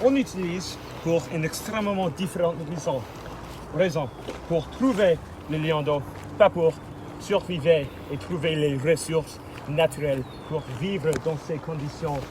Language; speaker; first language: French; non-native, learner; English